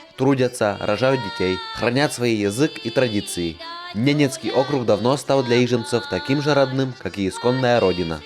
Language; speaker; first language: Russian; native; Russian